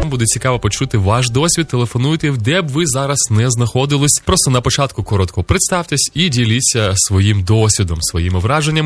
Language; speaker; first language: Ukrainian; native; Ukrainian